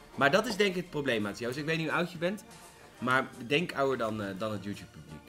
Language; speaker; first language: Dutch; native; Dutch